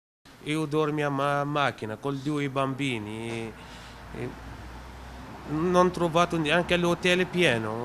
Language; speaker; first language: Italian; non-native, learner; Arabic